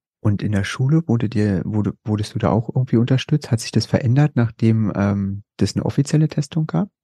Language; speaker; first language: German; native; German